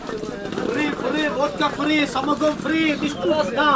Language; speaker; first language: Russian; non-native, learner; Turkish